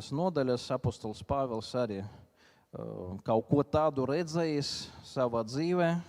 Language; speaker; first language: Latvian; non-native, local second language; Russian